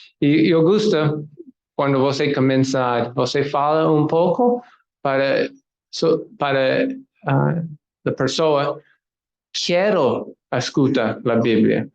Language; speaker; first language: Portuguese; non-native, learner; English